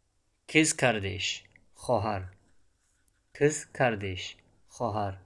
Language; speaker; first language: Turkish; non-native, fluent; Tajik